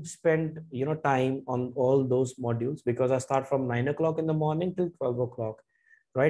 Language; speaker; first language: English; non-native, local second language; Punjabi